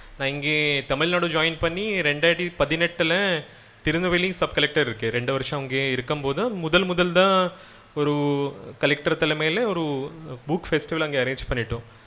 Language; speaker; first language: Tamil; non-native, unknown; Marathi